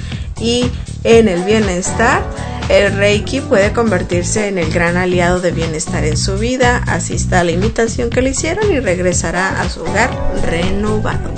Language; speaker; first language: Spanish; native; Spanish